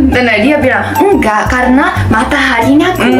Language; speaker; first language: Indonesian; non-native, learner; Japanese